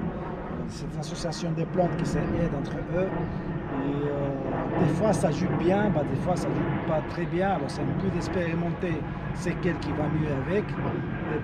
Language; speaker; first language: French; native; French